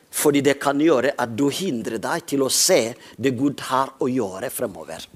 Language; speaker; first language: Norwegian; non-native, fluent; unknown